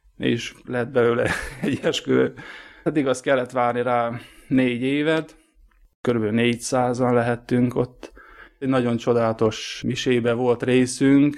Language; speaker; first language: Hungarian; native; Hungarian